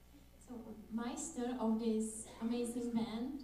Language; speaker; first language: English; non-native, fluent; Czech